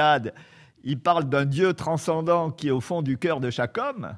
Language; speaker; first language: French; native; French